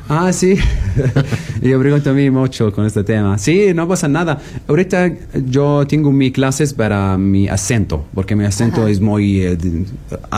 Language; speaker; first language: Spanish; non-native, learner; Arabic